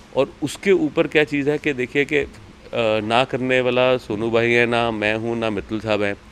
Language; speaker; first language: Hindi; native; Hindi